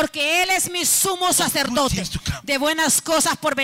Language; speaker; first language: Spanish; native; Spanish